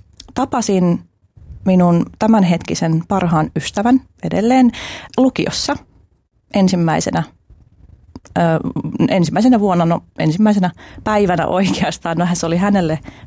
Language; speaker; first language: Finnish; early bilingual, other home language; Albanian